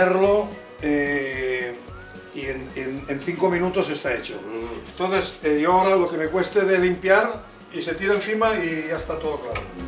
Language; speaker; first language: Spanish; native; Spanish